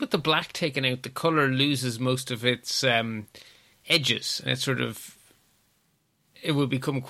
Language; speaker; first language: English; native; English